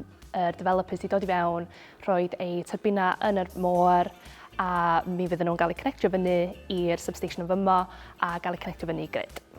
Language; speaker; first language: Welsh; native; Welsh